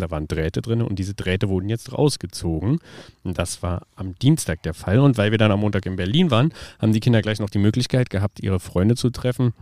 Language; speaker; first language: German; native; German